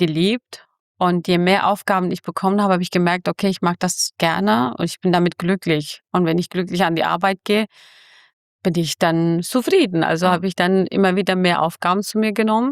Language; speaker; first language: German; non-native, fluent; Kurdish